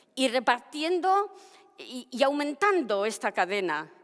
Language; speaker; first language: Basque; non-native, local second language; Spanish